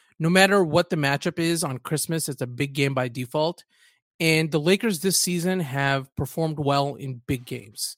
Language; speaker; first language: English; early bilingual, other home language; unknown